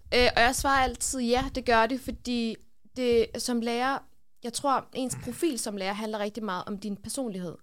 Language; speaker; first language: Danish; early bilingual, other home language; Kurdish